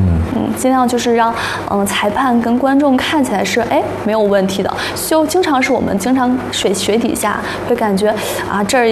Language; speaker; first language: Chinese; native; Chinese